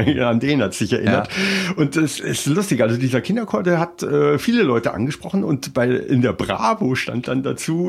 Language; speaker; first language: German; native; German